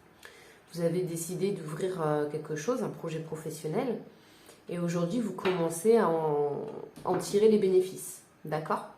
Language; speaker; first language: French; native; French